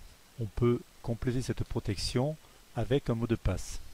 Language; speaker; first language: French; native; French